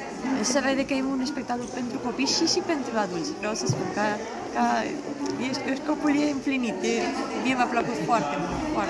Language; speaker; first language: Romanian; early bilingual, heritage; Romanian